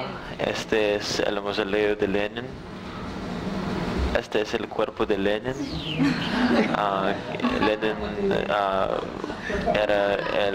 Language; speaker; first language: Spanish; non-native, learner; Russian